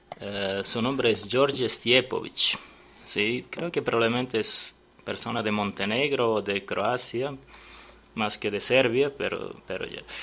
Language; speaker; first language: Spanish; non-native, learner; Serbian